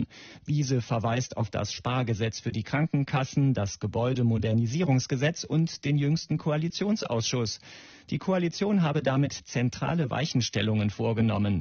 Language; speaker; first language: German; native; German